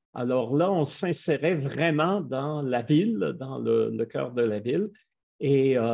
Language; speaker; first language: French; native; French